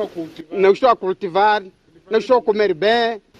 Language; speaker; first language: Portuguese; non-native, local second language; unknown